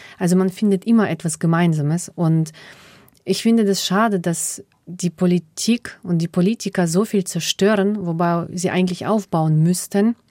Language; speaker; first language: German; early bilingual, other home language; Russian